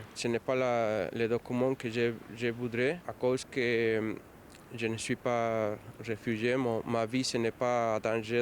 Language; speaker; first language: French; non-native, fluent; Spanish